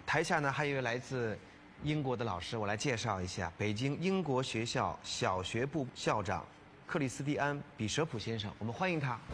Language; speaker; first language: Chinese; native; Chinese